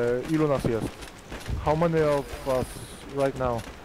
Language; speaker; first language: English; non-native, learner; Polish